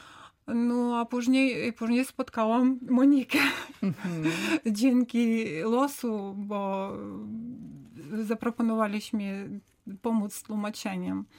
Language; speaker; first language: Polish; non-native, learner; Ukrainian